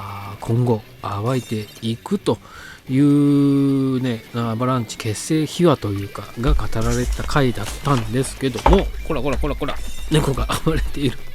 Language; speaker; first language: Japanese; native; Japanese